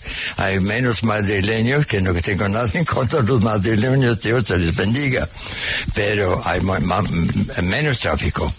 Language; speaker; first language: Spanish; non-native, fluent; English